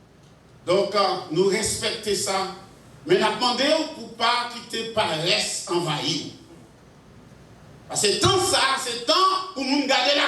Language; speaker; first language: French; non-native, local second language; Haitian Creole